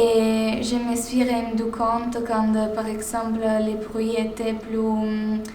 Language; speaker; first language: French; non-native, fluent; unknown